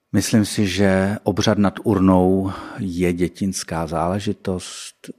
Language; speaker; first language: Czech; native; Czech